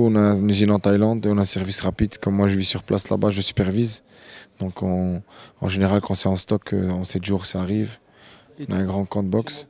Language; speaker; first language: French; early bilingual, other home language; Arabic